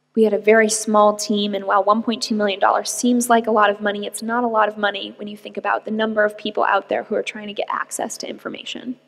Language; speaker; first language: English; native; English